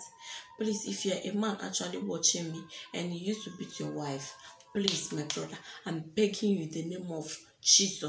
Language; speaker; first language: English; non-native, local second language; French